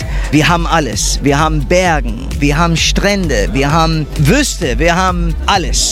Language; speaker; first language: German; early bilingual, heritage; English